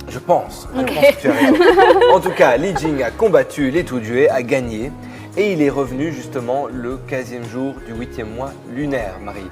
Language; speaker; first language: French; native; French